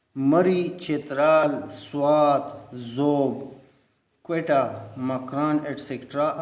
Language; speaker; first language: English; non-native, local second language; Urdu